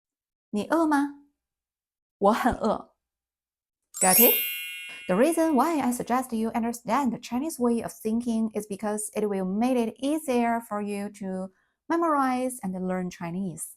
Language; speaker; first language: English; non-native, fluent; Chinese